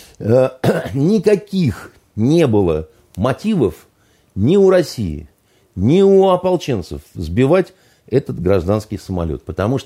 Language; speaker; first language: Russian; native; Russian